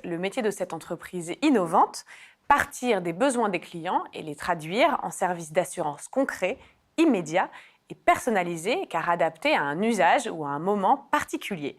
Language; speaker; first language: French; native; French